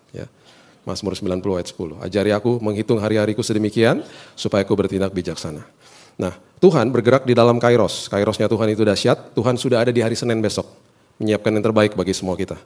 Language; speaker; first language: Indonesian; native; Indonesian